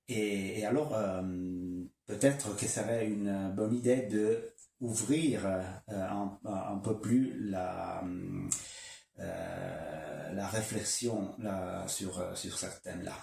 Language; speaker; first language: French; non-native, local second language; Kinyarwanda